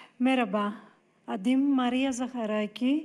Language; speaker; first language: Turkish; non-native, fluent; Greek